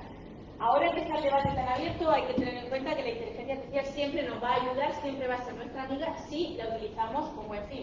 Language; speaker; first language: Spanish; native; Spanish